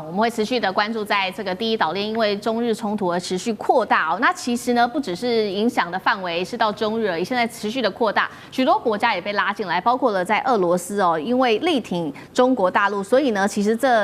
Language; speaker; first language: Chinese; native; Chinese